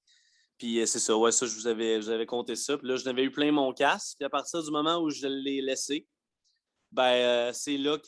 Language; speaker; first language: French; native; French